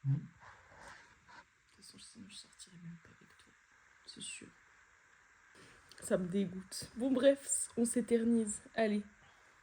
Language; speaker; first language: French; native; French